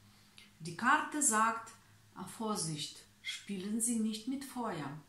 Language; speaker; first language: German; non-native, fluent; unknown